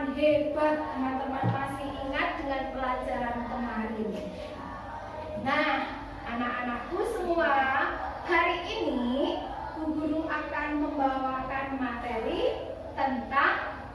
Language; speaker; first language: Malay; non-native, local second language; Javanese